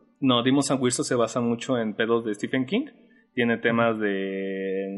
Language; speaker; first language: Spanish; native; Spanish